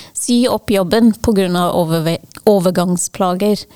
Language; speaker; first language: Norwegian; non-native, fluent; English